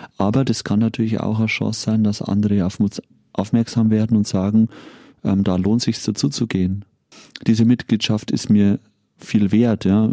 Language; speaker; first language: German; native; German